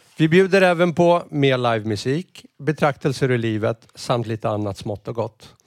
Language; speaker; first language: Swedish; native; Swedish